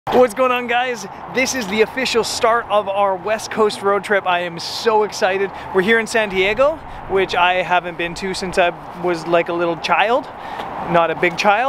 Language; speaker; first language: English; native; English